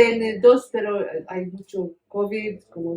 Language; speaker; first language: Spanish; non-native, learner; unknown